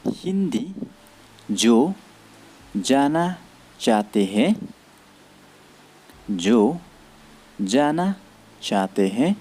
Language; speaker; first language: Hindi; non-native, learner; Khasi